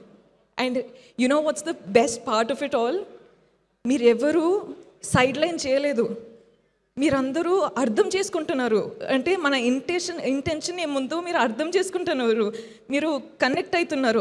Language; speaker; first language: Telugu; non-native, fluent; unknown